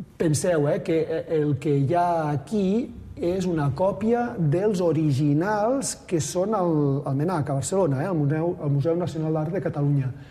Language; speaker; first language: Catalan; native; Catalan